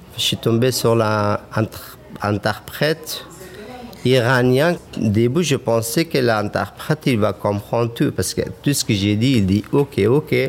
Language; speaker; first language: French; non-native, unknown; Persian